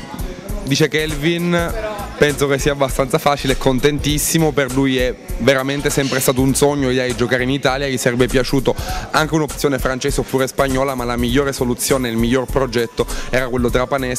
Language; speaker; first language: Italian; native; Italian